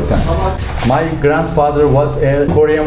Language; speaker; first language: English; non-native, learner; Turkish